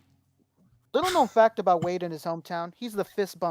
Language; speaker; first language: English; native; English